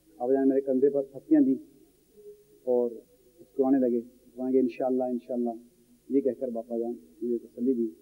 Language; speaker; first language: Urdu; non-native, local second language; Punjabi